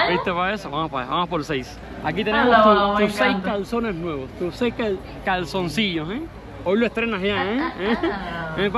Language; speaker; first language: Spanish; native; Spanish